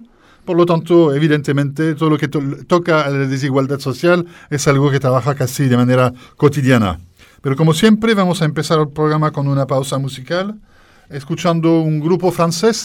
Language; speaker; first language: Spanish; native; Spanish